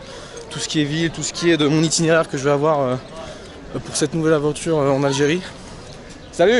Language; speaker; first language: French; native; French